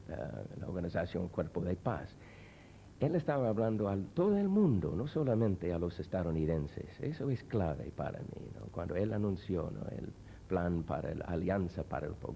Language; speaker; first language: Spanish; non-native, fluent; English